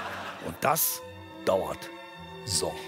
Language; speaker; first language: German; native; German